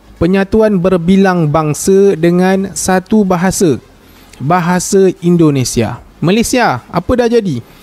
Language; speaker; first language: Malay; native; Malay